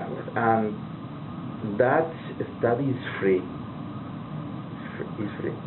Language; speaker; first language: English; non-native, learner; Spanish